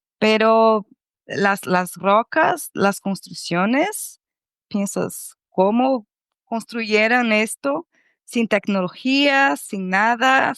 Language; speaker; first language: Spanish; non-native, fluent; Portuguese